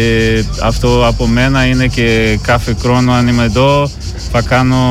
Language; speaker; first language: Greek; non-native, learner; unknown